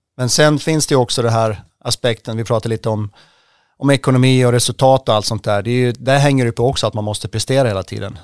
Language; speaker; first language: Swedish; native; Swedish